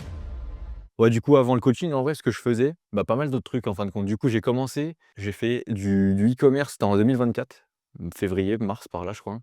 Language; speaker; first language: French; native; French